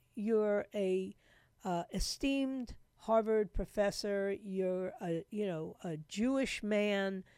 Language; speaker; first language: English; native; English